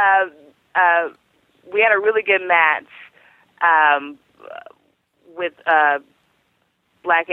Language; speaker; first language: English; native; English